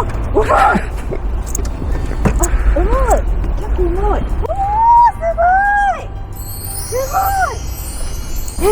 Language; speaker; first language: Japanese; native; Japanese